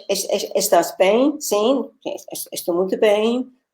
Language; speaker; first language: Portuguese; non-native, learner; English